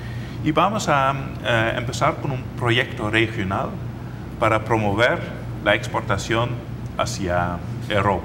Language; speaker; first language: Spanish; non-native, fluent; Dutch